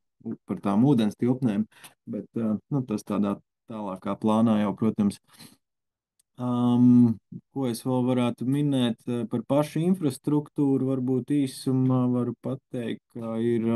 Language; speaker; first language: Latvian; native; Latvian